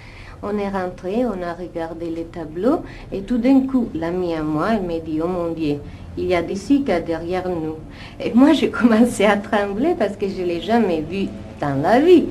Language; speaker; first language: French; non-native, fluent; Italian